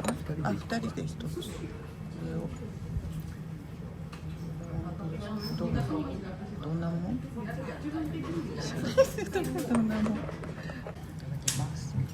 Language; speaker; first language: Japanese; native; Japanese